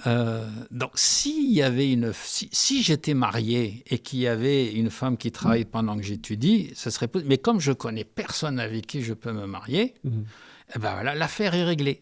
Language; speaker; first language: French; early bilingual, heritage; French